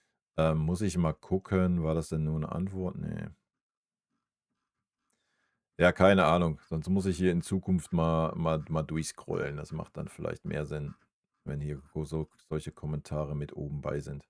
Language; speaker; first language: German; native; German